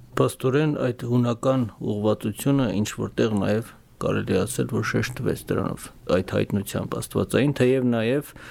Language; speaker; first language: Armenian; native; Armenian